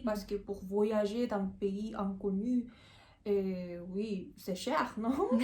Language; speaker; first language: French; non-native, learner; Korean